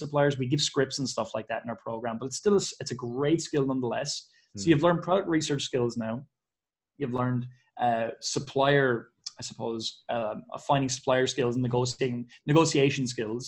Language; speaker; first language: English; native; English